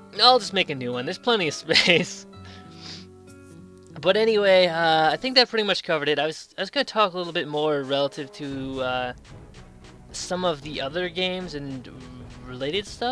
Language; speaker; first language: English; native; English